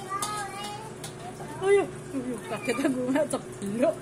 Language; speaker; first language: Chinese; non-native, fluent; Javanese